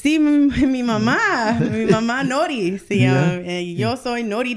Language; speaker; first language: Spanish; early bilingual, heritage; Spanish